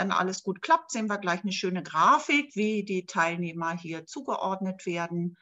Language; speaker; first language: German; native; German